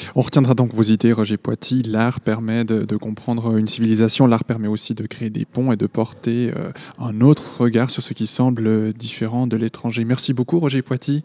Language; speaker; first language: French; native; French